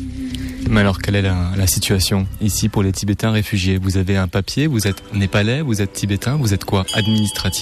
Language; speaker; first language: French; native; French